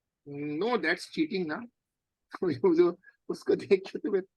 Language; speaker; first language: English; non-native, local second language; Urdu